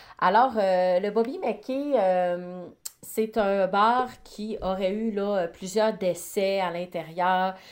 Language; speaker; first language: French; native; French